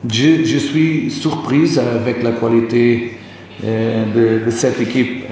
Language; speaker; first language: French; non-native, learner; Portuguese